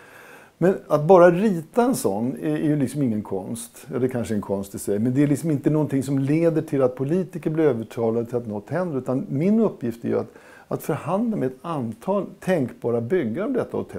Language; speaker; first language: Swedish; native; Swedish